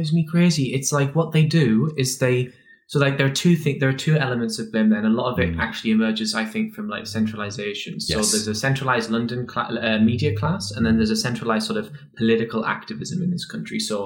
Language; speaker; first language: English; native; English